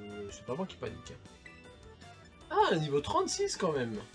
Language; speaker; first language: French; native; French